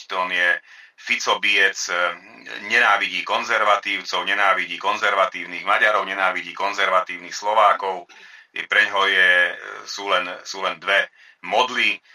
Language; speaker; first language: Slovak; non-native, local second language; Hungarian